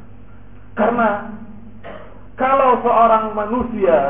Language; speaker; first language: Indonesian; native; Indonesian